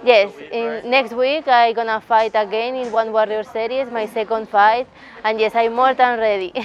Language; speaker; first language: English; non-native, learner; Spanish